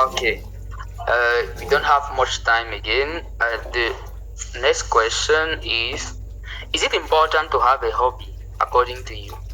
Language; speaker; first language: English; non-native, local second language; French